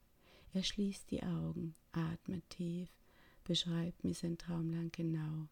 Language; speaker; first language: German; native; German